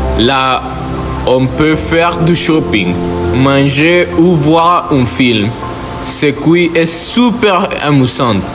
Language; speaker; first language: French; non-native, learner; Spanish